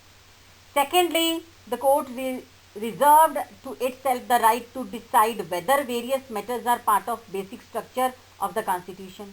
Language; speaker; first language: English; non-native, local second language; Hindi